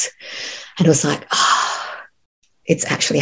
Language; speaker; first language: English; native; English